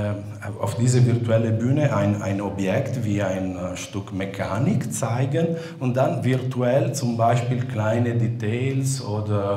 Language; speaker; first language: German; non-native, fluent; Italian